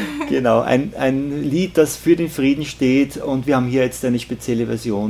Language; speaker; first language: German; native; German